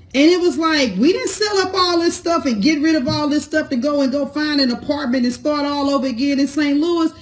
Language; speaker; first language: English; native; English